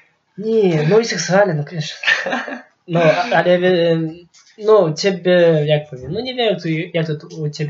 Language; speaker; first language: Polish; non-native, local second language; Lithuanian